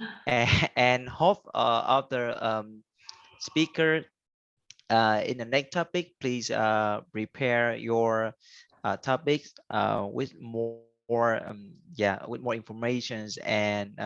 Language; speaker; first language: English; non-native, learner; Vietnamese